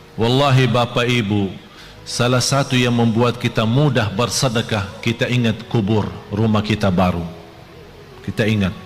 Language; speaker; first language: Malay; non-native, fluent; Arabic